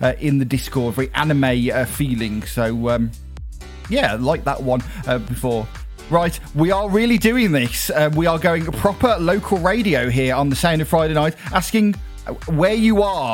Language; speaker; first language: English; native; English